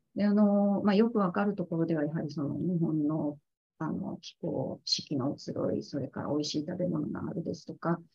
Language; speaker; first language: Japanese; native; Japanese